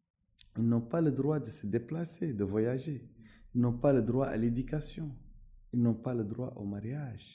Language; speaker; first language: French; non-native, local second language; Arabic